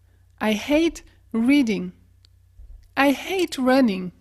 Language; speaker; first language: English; non-native, fluent; French